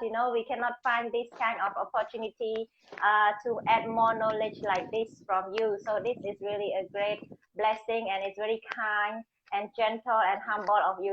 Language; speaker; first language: English; non-native, fluent; Khmer